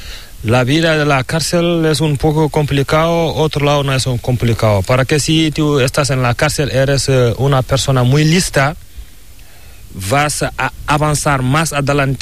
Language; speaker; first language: Spanish; non-native, learner; Fula